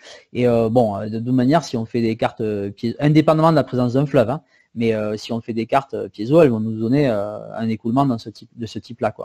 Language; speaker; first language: French; native; French